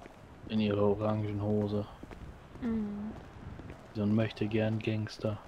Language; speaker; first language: German; native; German